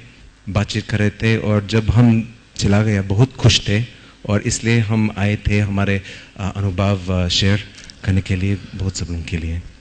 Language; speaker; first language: Hindi; non-native, learner; English